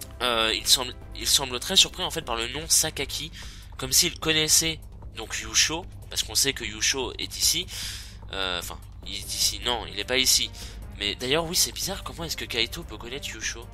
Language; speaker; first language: French; native; French